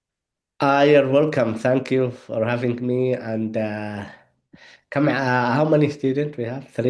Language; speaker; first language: English; non-native, learner; Arabic